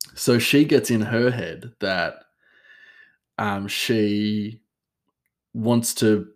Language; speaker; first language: English; native; English